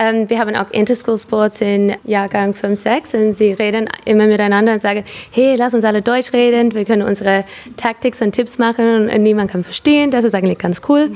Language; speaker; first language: German; non-native, fluent; English